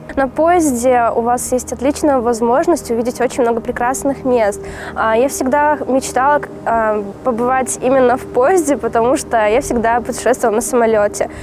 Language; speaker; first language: Russian; non-native, local second language; Uzbek